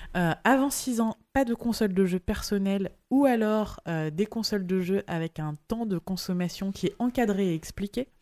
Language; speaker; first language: French; native; French